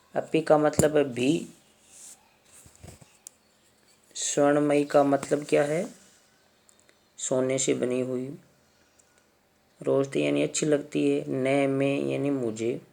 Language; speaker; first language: Hindi; native; Hindi